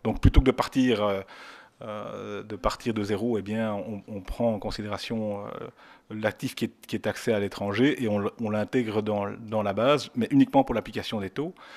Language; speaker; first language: French; native; French